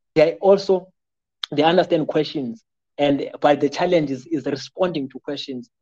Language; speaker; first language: English; non-native, local second language; Xhosa